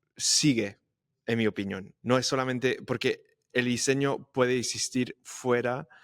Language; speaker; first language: Spanish; non-native, fluent; English